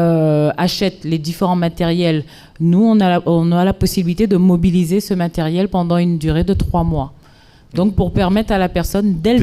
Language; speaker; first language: French; native; French